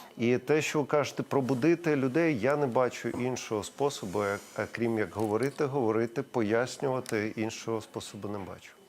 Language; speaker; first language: Ukrainian; non-native, local second language; Russian